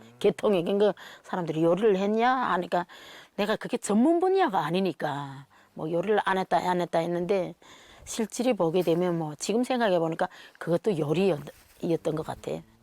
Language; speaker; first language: Korean; native; Korean